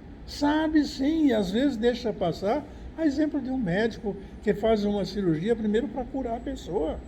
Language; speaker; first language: Portuguese; native; Portuguese